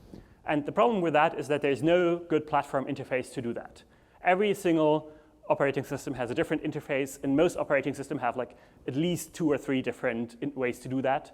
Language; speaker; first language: English; non-native, fluent; German